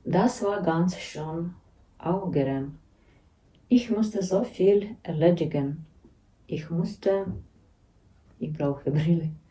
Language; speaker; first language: German; non-native, learner; Ukrainian